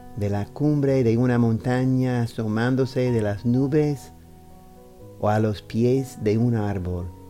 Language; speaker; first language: Spanish; non-native, fluent; English